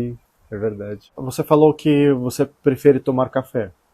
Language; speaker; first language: Portuguese; non-native, fluent; Russian